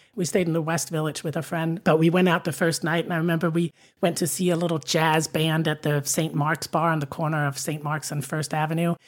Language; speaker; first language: English; non-native, fluent; Danish